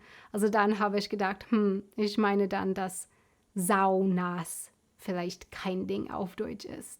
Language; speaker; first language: German; non-native, fluent; English